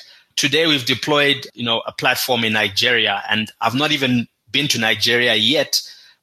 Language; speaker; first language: English; non-native, local second language; Shona